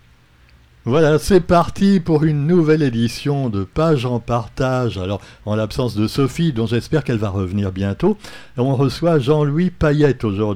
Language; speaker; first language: French; native; French